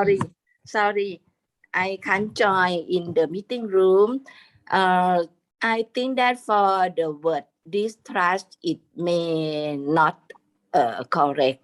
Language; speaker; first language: English; non-native, fluent; Thai